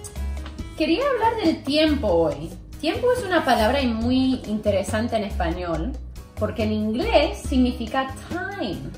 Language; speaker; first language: Spanish; non-native, fluent; English